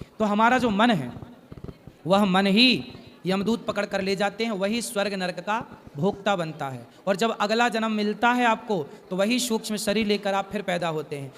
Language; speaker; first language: Hindi; native; Hindi